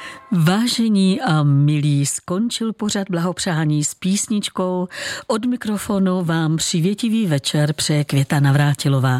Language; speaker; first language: Czech; native; Czech